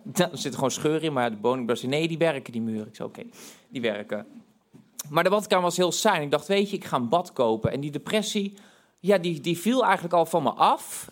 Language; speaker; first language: Dutch; native; Dutch